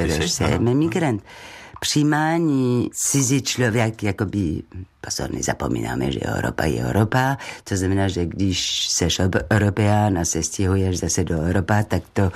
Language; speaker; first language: Czech; non-native, fluent; French